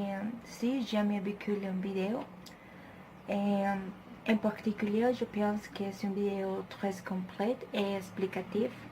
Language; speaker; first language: French; non-native, learner; Spanish